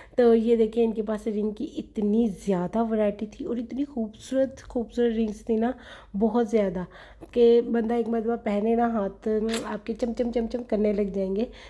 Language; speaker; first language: Urdu; native; Urdu